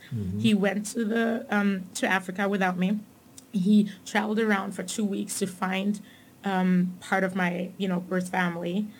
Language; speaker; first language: English; non-native, fluent; German